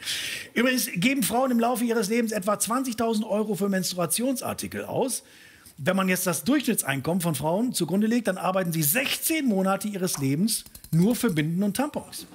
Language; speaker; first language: German; native; German